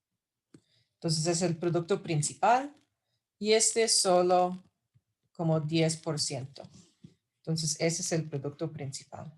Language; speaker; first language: Spanish; non-native, fluent; English